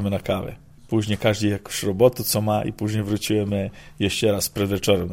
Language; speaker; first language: Polish; non-native, fluent; Serbian